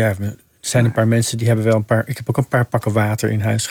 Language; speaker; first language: Dutch; native; Dutch